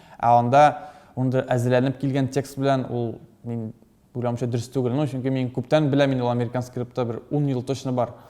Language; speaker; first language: Tatar; native; Tatar